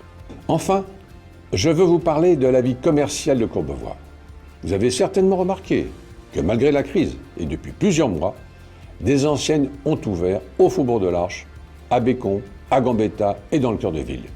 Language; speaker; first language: French; native; French